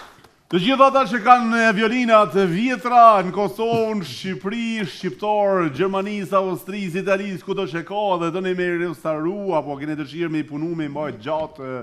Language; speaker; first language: Albanian; native; Albanian